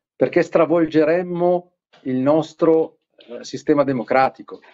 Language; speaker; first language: Italian; native; Italian